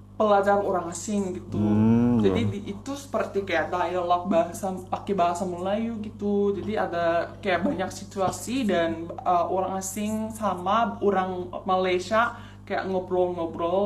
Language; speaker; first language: Indonesian; non-native, fluent; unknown